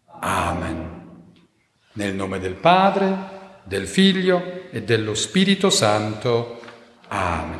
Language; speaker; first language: Italian; non-native, fluent; German